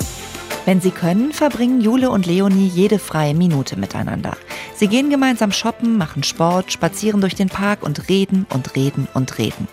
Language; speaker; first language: German; native; German